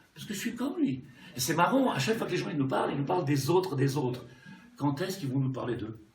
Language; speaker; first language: French; native; French